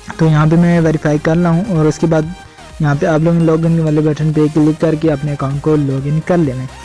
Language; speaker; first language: Urdu; non-native, local second language; Punjabi